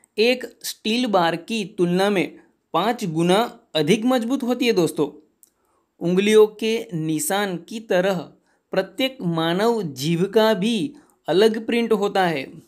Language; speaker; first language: Hindi; non-native, local second language; Gujarati